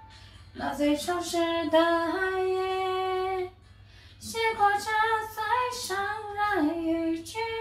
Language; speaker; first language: Chinese; native; Chinese